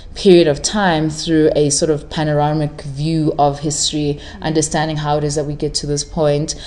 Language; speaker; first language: English; non-native, local second language; Shona